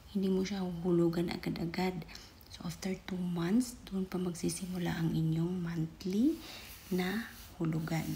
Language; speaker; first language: Filipino; non-native, local second language; Waray